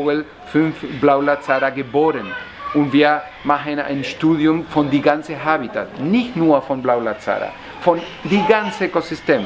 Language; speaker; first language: German; non-native, learner; Spanish